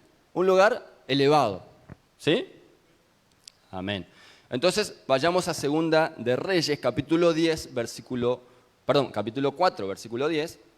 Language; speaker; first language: Spanish; native; Spanish